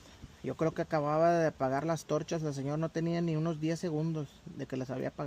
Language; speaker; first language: Spanish; native; Spanish